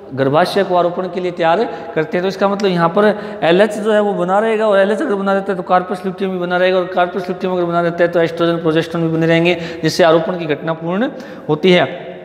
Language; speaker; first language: Hindi; native; Hindi